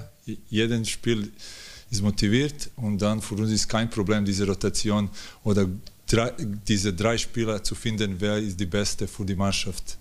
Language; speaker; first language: German; non-native, fluent; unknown